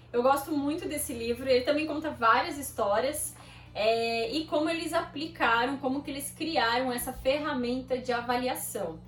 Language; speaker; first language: Portuguese; native; Portuguese